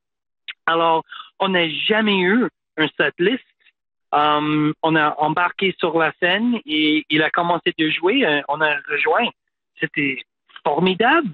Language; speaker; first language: French; non-native, fluent; English